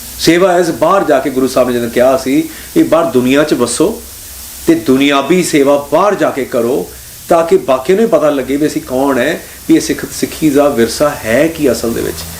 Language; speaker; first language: Punjabi; early bilingual, heritage; Punjabi